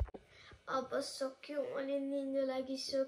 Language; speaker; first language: Nepali; early bilingual, heritage; Nepali